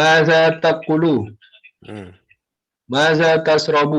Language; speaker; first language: Arabic; non-native, learner; Indonesian